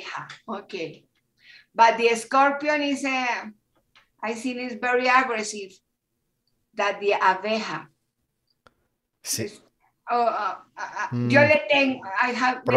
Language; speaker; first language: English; non-native, learner; Spanish